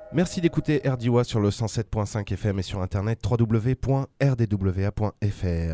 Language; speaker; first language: French; native; French